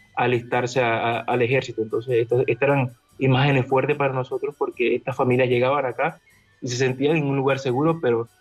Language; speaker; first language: Spanish; native; Spanish